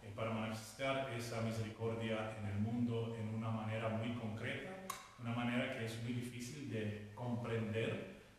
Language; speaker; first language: Spanish; non-native, fluent; English